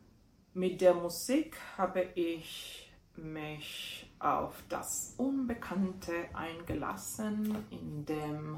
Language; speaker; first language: German; non-native, fluent; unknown